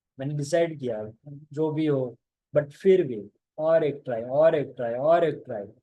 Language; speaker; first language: Hindi; non-native, local second language; Gujarati